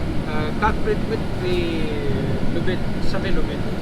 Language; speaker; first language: Russian; non-native, learner; Urdu